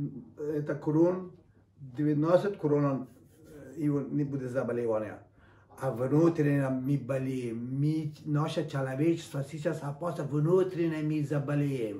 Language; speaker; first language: Russian; non-native, learner; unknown